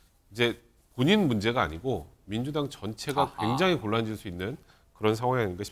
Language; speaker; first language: Korean; native; Korean